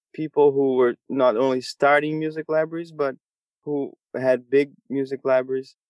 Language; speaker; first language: English; non-native, fluent; Portuguese